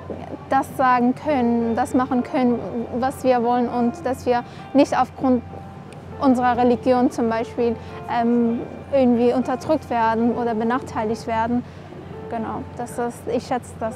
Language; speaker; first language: German; non-native, fluent; Kurdish